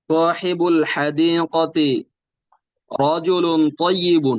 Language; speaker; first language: Arabic; non-native, learner; Bangla